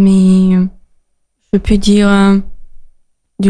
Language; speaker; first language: French; non-native, learner; Russian